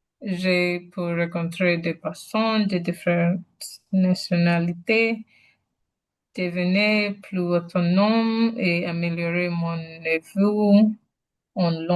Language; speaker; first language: French; non-native, learner; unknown